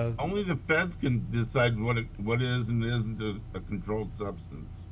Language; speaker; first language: English; native; English